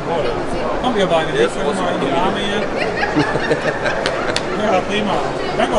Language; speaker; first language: German; native; German